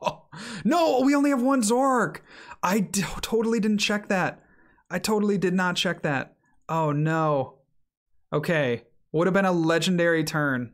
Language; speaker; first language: English; native; English